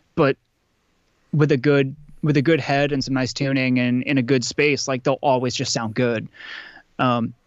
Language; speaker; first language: English; native; English